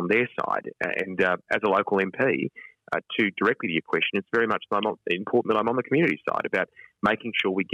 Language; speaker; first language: English; native; English